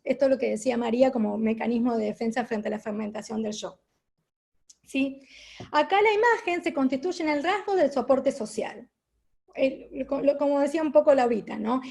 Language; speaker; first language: Spanish; native; Spanish